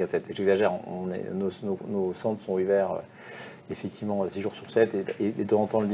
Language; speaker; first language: French; native; French